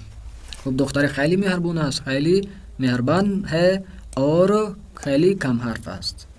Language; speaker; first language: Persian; non-native, fluent; Urdu